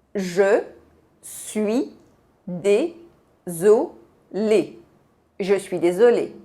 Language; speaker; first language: French; non-native, fluent; Portuguese